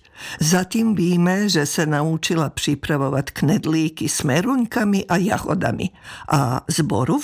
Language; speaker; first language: Czech; non-native, fluent; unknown